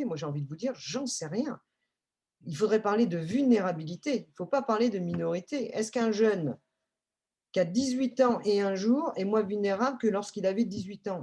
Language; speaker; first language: French; native; French